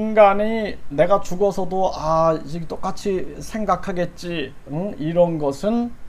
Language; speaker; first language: Korean; native; Korean